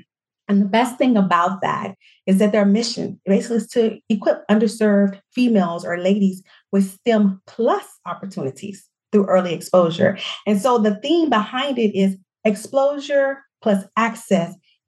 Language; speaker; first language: English; native; English